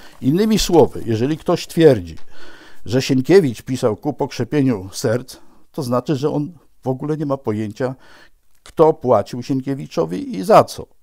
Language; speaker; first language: Polish; native; Polish